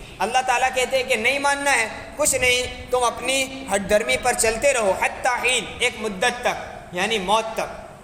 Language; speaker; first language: Urdu; native; Urdu